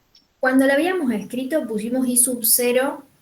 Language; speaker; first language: Spanish; native; Spanish